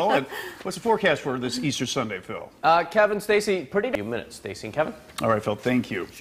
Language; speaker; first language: English; native; English